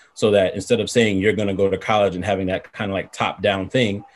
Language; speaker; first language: English; native; English